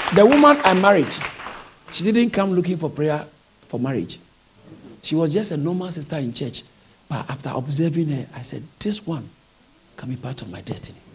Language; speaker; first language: English; non-native, local second language; Akan